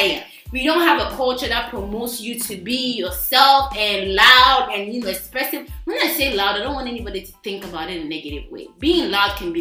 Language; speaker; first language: English; non-native, local second language; Akan